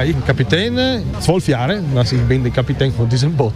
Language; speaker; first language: German; non-native, learner; Italian